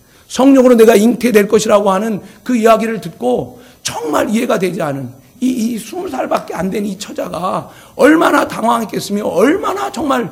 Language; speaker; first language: Korean; native; Korean